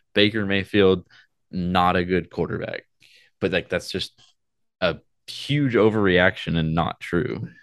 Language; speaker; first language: English; native; English